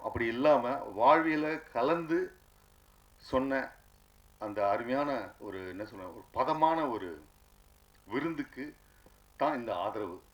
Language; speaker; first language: Tamil; native; Tamil